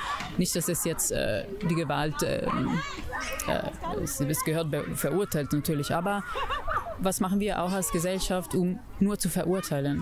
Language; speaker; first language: German; non-native, fluent; Italian